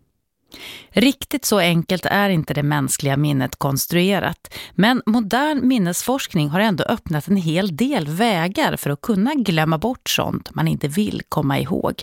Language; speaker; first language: Swedish; native; Swedish